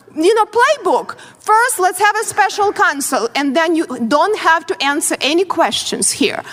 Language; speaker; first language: English; non-native, fluent; Ukrainian